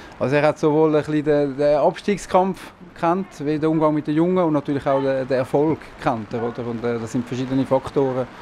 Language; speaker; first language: German; native; German